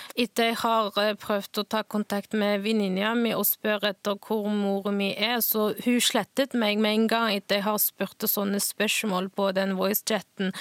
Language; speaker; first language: Norwegian; non-native, fluent; Chinese